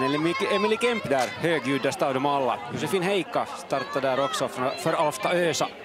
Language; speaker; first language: Swedish; native; Swedish